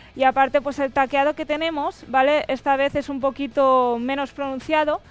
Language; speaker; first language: Spanish; native; Spanish